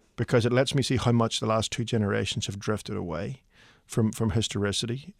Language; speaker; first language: English; native; English